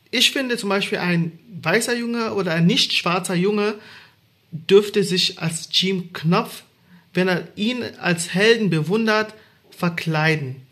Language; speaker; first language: German; native; German